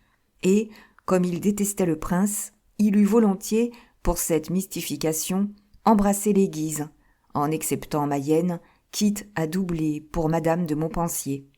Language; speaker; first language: French; native; French